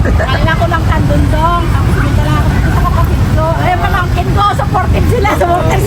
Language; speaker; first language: Filipino; non-native, local second language; Hiligaynon